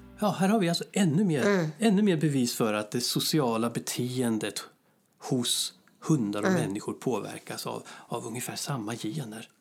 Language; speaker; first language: Swedish; native; Swedish